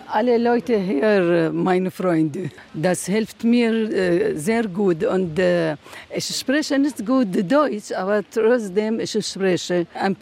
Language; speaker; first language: German; non-native, learner; Arabic